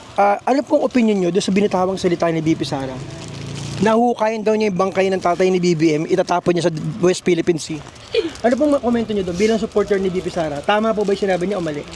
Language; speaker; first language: Filipino; native; Filipino